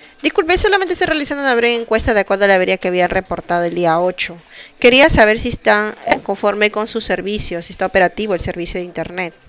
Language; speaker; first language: Spanish; native; Spanish